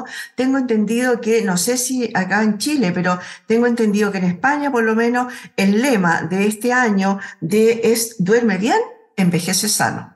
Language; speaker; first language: Spanish; native; Spanish